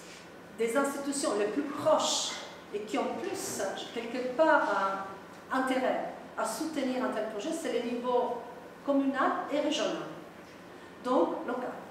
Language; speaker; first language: French; non-native, fluent; Italian